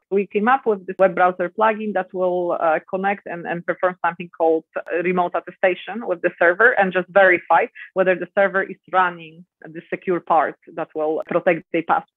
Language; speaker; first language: English; non-native, fluent; Polish